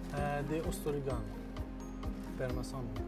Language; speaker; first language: Swedish; non-native, fluent; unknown